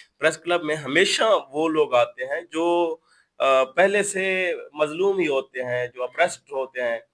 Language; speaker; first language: Urdu; non-native, local second language; Baluchi